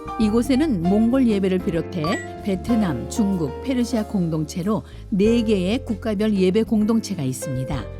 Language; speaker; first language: Korean; native; Korean